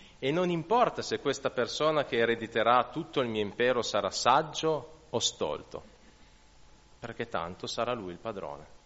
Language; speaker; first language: Italian; native; Italian